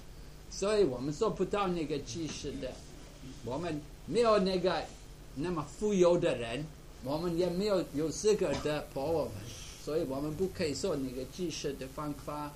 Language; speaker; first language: Chinese; non-native, fluent; English